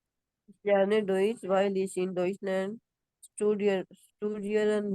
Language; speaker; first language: German; non-native, learner; Urdu